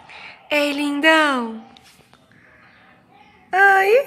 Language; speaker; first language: Portuguese; native; Portuguese